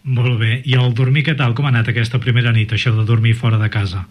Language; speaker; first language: Catalan; native; Catalan